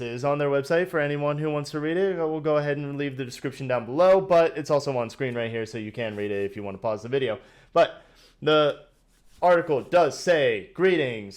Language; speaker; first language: English; native; English